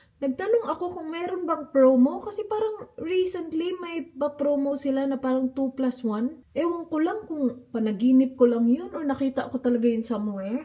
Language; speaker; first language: Filipino; native; Filipino